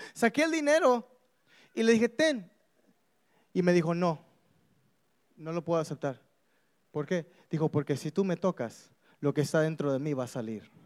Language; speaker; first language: Spanish; early bilingual, heritage; Spanish